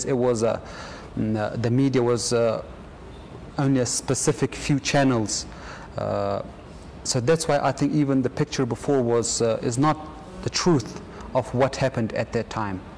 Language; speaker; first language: English; non-native, fluent; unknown